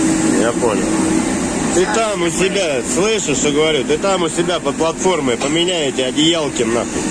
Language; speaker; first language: Russian; native; Russian